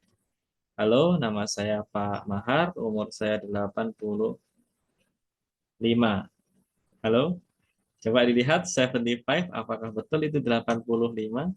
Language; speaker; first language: Indonesian; native; Indonesian